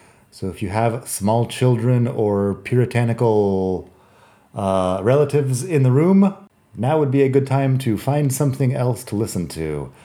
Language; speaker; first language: English; native; English